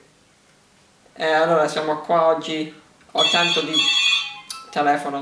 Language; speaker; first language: Italian; early bilingual, heritage; English